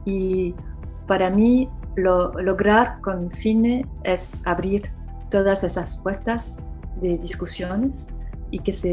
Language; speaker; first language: Spanish; non-native, fluent; French